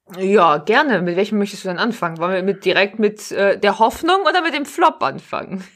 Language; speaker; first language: German; early bilingual, other home language; Polish